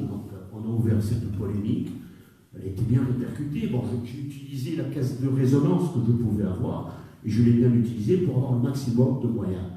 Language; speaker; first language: French; native; French